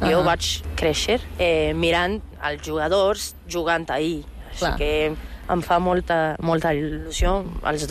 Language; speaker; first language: Catalan; non-native, fluent; Portuguese